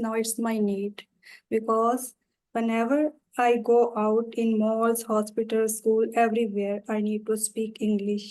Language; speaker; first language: English; non-native, learner; Urdu